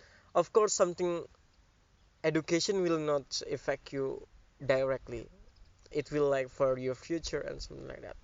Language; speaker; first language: English; non-native, learner; Indonesian